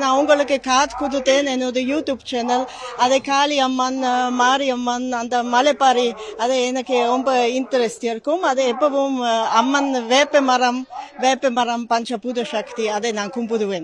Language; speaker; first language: Tamil; non-native, learner; German